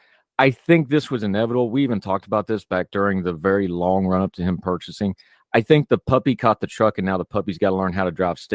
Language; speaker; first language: English; native; English